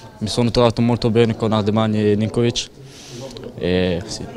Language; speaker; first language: Italian; non-native, learner; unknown